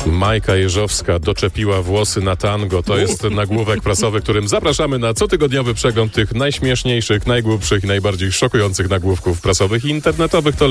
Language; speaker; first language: Polish; native; Polish